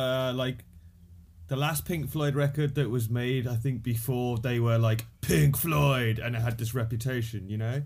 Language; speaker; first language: English; native; English